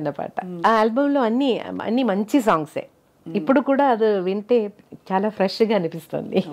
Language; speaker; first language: Telugu; non-native, fluent; Malayalam